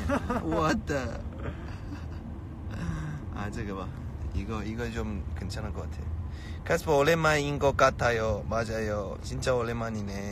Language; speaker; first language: Korean; non-native, fluent; Chinese